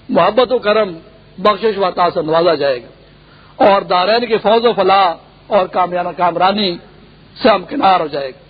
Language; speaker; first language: Urdu; non-native, local second language; Pashto